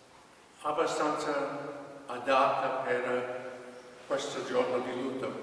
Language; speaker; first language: Italian; non-native, fluent; English